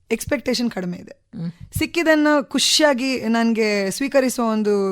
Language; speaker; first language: Kannada; native; Kannada